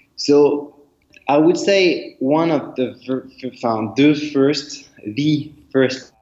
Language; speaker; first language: English; non-native, fluent; French